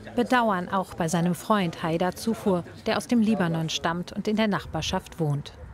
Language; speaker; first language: German; native; German